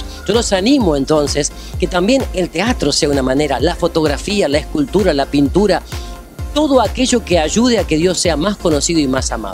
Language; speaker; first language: Spanish; native; Spanish